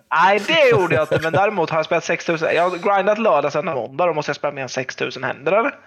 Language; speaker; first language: Swedish; native; Swedish